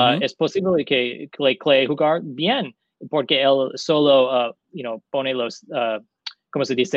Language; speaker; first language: Spanish; non-native, learner; English